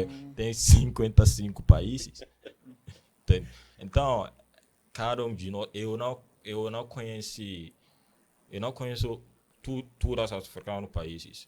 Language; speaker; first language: Portuguese; non-native, learner; Akan